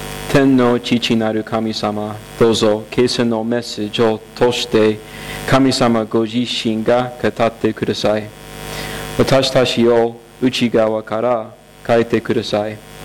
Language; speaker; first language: Japanese; non-native, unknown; English